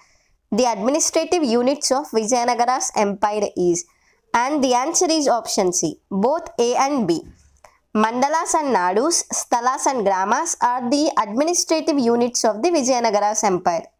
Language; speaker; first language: English; non-native, local second language; Telugu